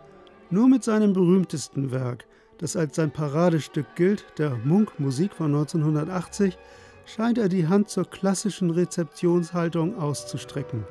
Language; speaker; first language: German; native; German